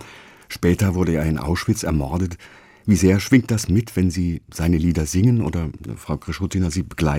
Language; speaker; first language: German; native; German